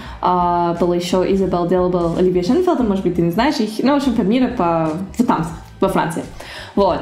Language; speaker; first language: Russian; early bilingual, heritage; Russian